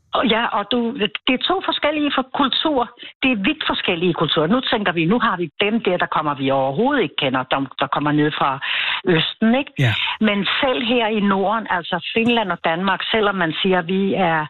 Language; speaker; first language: Danish; early bilingual, other home language; Finnish